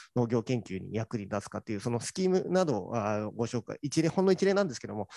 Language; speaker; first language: Japanese; native; Japanese